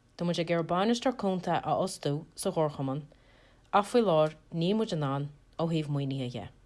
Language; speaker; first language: Irish; native; Irish